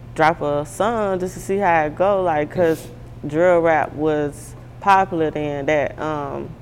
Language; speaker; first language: English; native; English